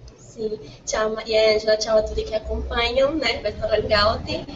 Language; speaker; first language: Italian; non-native, learner; Portuguese